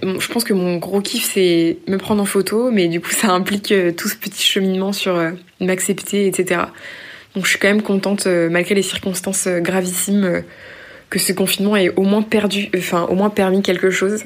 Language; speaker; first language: French; native; French